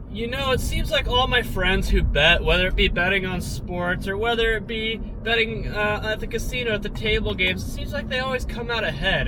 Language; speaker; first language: English; native; English